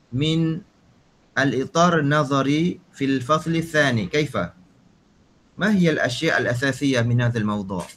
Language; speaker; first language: Arabic; non-native, fluent; Malay